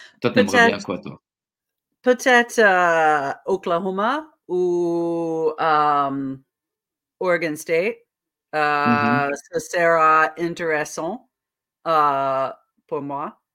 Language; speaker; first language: French; non-native, learner; English